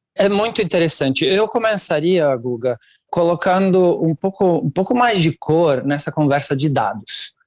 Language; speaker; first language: Portuguese; non-native, fluent; Italian